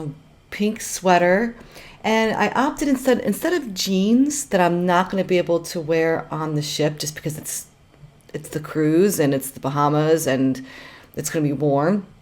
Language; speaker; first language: English; native; English